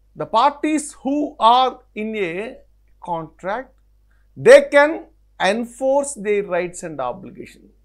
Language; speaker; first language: English; non-native, local second language; Telugu